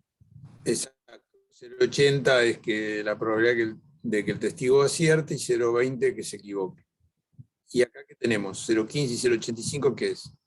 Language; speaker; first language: Spanish; native; Spanish